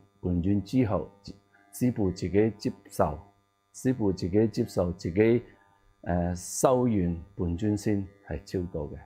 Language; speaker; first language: Cantonese; non-native, learner; Tibetan